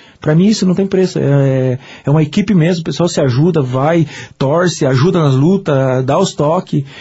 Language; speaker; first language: Portuguese; native; Portuguese